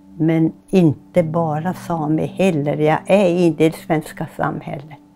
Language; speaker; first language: Swedish; non-native, local second language; Northern Sami